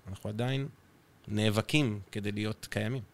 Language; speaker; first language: Hebrew; native; Hebrew